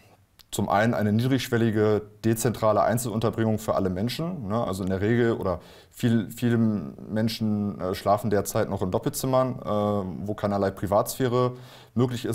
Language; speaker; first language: German; native; German